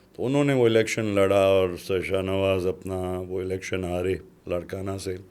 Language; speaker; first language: Urdu; non-native, local second language; Sindhi